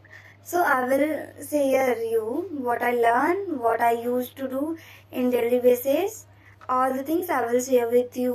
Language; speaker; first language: English; non-native, learner; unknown